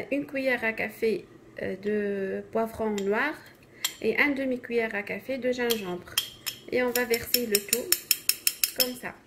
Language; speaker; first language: French; non-native, local second language; Arabic